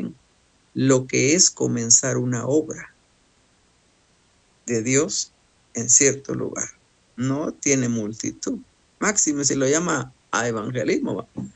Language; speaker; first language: Spanish; native; Spanish